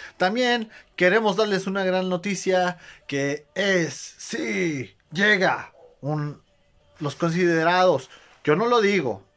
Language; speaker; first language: Spanish; native; Spanish